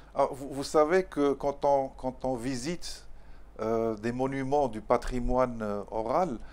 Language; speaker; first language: French; non-native, local second language; Arabic